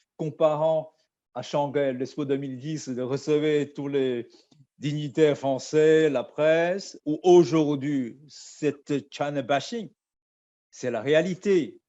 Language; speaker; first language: French; non-native, fluent; Chinese